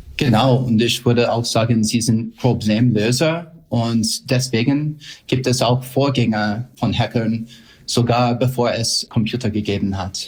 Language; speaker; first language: German; non-native, fluent; English